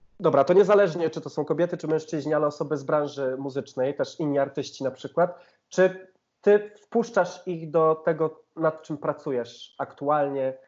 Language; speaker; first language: Polish; native; Polish